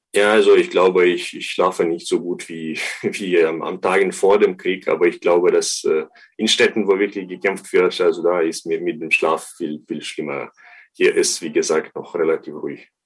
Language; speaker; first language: German; non-native, fluent; Ukrainian